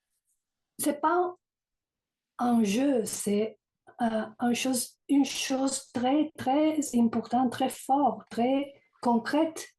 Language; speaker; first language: French; non-native, fluent; Italian